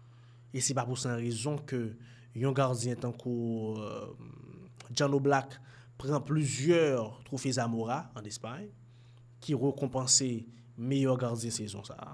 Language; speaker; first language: French; non-native, local second language; Haitian Creole